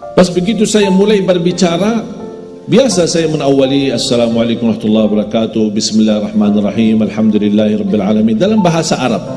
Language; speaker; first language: Indonesian; non-native, fluent; Arabic